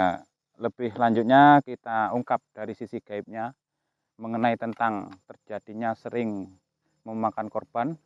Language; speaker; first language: Indonesian; native; Indonesian